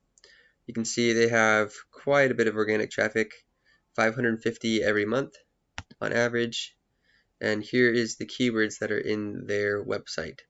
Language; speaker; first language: English; native; English